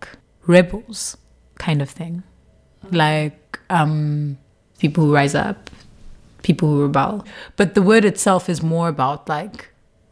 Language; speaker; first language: English; non-native, local second language; Xhosa